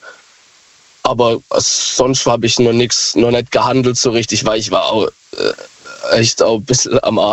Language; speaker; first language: German; native; German